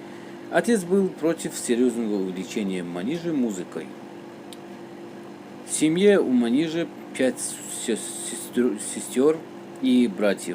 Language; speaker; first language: Russian; non-native, local second language; Tajik